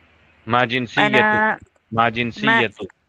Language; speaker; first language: Arabic; non-native, fluent; Urdu